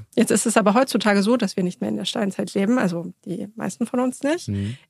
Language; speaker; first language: German; early bilingual, other home language; Persian